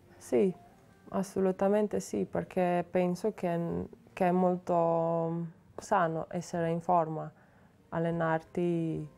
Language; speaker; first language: Italian; non-native, learner; Slovenian